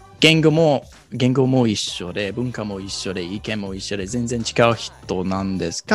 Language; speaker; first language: Japanese; non-native, fluent; English